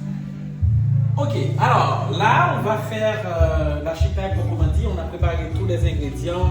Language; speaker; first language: French; non-native, local second language; Haitian Creole